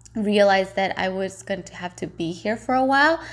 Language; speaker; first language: English; non-native, fluent; Spanish